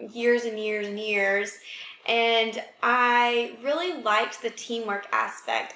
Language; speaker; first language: English; native; English